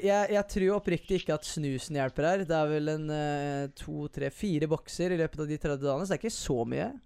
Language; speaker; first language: Norwegian; early bilingual, other home language; English